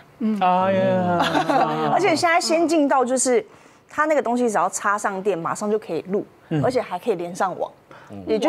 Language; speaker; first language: Chinese; native; Chinese